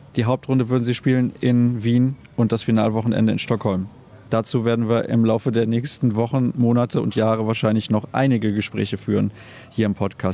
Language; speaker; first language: German; native; German